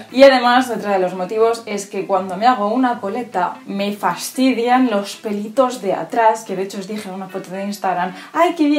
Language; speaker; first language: Spanish; native; Spanish